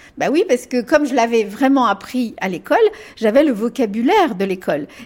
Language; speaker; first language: French; early bilingual, other home language; Spanish